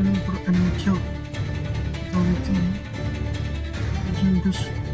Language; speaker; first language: English; non-native, learner; Indonesian